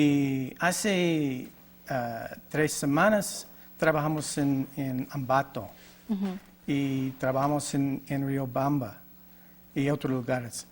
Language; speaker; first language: Spanish; non-native, learner; English